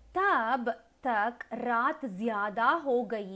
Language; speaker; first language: Hindi; non-native, local second language; Tamil